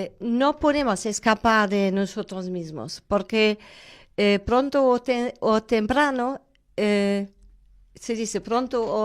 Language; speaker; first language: Spanish; non-native, fluent; German